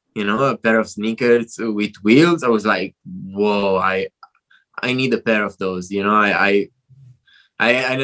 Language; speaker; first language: English; non-native, fluent; Italian